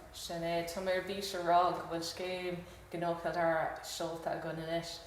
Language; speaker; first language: Irish; non-native, local second language; English